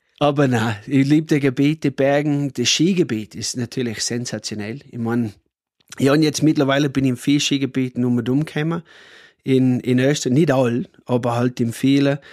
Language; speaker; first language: German; non-native, fluent; English